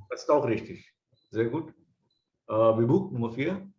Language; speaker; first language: German; non-native, fluent; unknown